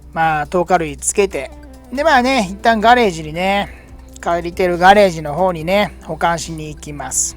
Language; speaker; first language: Japanese; native; Japanese